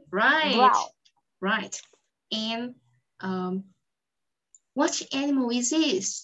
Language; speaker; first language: English; non-native, fluent; Vietnamese